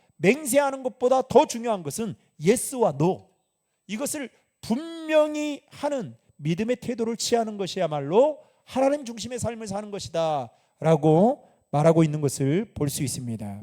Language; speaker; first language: Korean; native; Korean